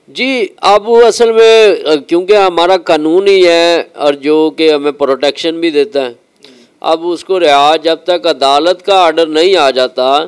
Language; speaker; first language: Urdu; native; Urdu